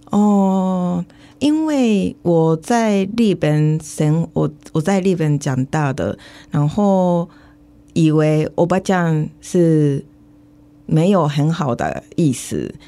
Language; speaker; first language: Chinese; non-native, fluent; Japanese